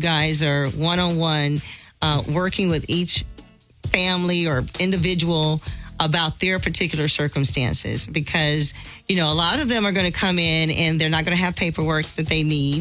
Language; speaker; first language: English; native; English